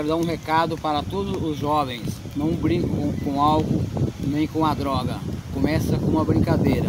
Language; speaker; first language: Portuguese; native; Portuguese